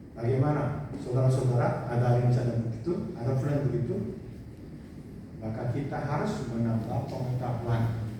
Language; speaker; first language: Indonesian; non-native, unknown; Korean